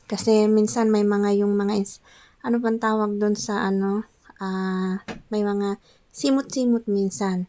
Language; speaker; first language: Filipino; non-native, local second language; Iloko